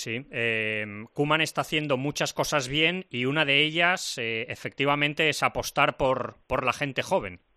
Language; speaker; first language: Spanish; native; Spanish